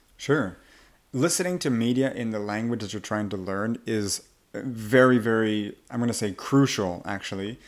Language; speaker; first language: English; native; English